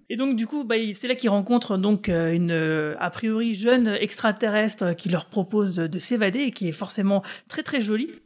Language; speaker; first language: French; native; French